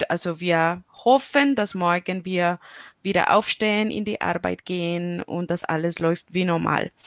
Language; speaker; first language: German; non-native, fluent; Spanish